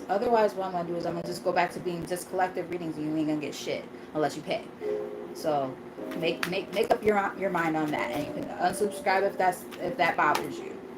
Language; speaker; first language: English; native; English